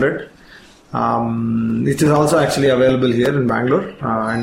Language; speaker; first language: English; non-native, local second language; Kannada